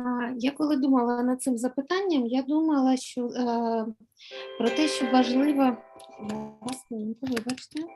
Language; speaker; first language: Ukrainian; native; Ukrainian